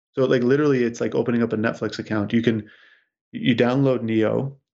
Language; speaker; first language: English; native; English